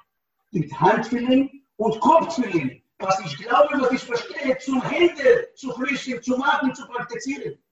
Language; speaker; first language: German; non-native, learner; Hebrew